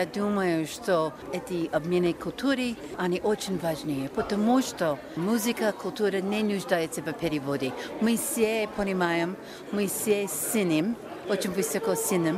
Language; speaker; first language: Russian; non-native, fluent; English